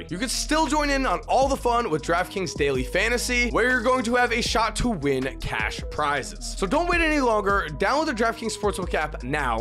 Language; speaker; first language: English; native; English